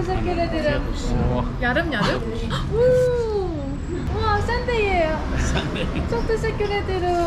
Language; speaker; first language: Turkish; non-native, learner; Korean